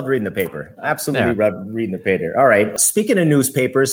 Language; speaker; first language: English; native; English